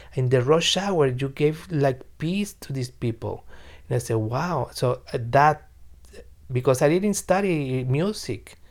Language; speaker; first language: English; non-native, learner; Spanish